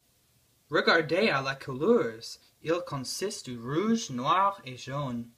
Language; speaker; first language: French; non-native, learner; English